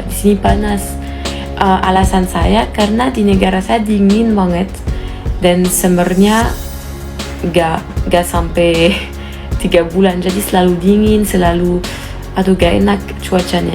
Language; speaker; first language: Indonesian; non-native, fluent; French